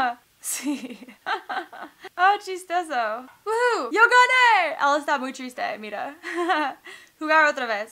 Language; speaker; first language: Spanish; non-native, learner; English